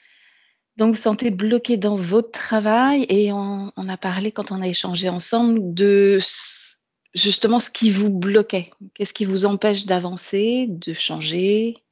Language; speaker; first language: French; native; French